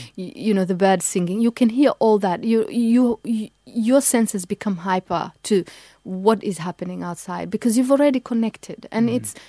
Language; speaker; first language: English; non-native, local second language; Somali